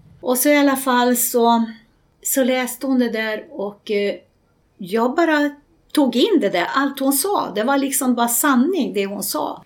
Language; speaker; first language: Swedish; native; Swedish